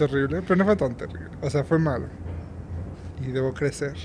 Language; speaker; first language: Spanish; native; Spanish